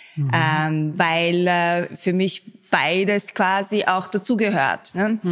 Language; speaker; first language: German; early bilingual, other home language; Bosnian